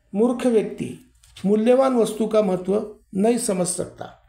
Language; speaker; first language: Hindi; non-native, local second language; Marathi